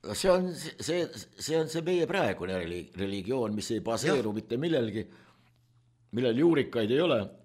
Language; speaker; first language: Estonian; native; Estonian